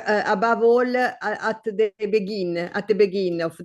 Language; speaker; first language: English; non-native, learner; Italian